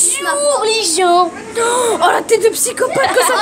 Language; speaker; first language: French; native; French